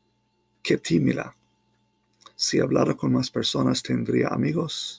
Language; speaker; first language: Spanish; non-native, fluent; English